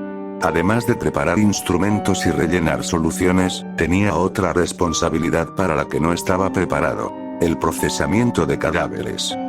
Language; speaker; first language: Spanish; native; Spanish